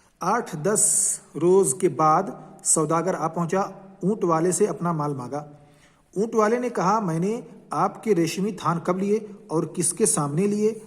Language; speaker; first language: Urdu; native; Urdu